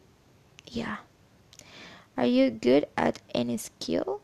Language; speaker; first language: English; non-native, learner; Portuguese